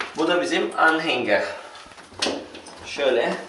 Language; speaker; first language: Turkish; early bilingual, heritage; Turkish